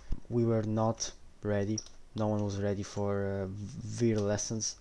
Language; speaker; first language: English; non-native, fluent; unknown